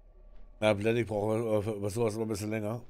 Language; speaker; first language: German; native; German